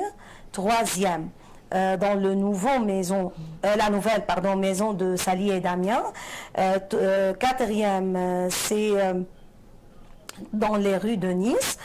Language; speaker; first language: French; non-native, fluent; Arabic